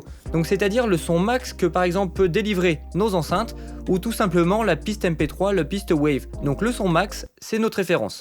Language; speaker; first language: French; native; French